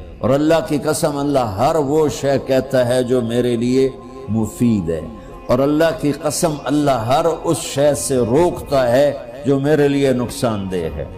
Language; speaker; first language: Urdu; native; Urdu